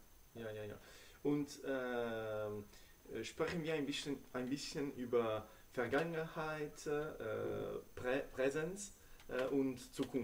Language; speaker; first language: German; non-native, learner; Italian